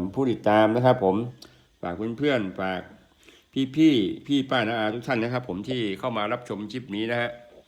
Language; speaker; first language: Thai; non-native, local second language; Northeastern Thai